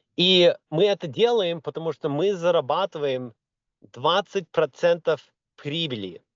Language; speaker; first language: Russian; early bilingual, heritage; Russian